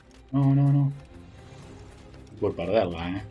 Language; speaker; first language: Spanish; native; Spanish